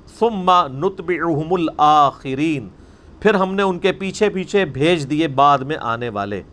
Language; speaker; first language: Urdu; non-native, local second language; Punjabi